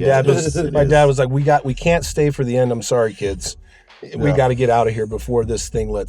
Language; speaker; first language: English; native; English